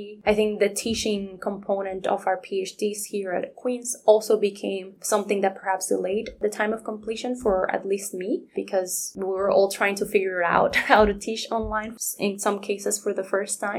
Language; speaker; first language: English; non-native, fluent; Spanish